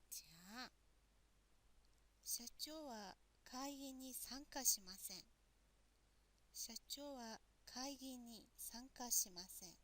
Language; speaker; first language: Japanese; non-native, fluent; Mongolian